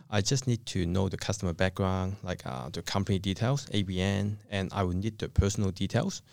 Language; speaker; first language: English; non-native, local second language; Cantonese